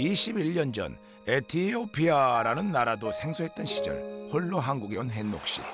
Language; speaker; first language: Korean; native; Korean